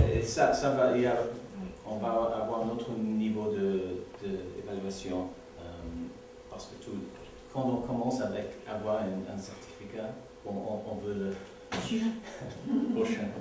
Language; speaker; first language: French; non-native, learner; English